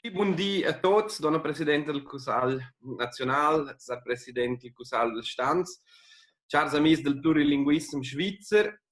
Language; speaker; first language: Italian; non-native, local second language; Romansh